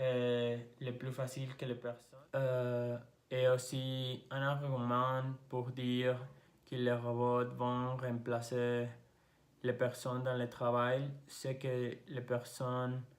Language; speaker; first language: French; non-native, learner; Spanish